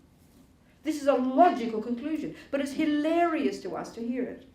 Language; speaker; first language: English; native; English